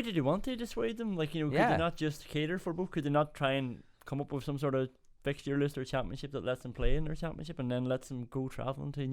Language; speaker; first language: English; native; English